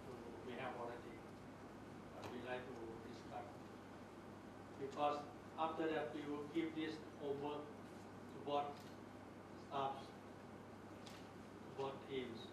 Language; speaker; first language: English; non-native, learner; Thai